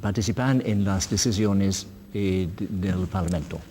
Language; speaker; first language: Spanish; non-native, learner; English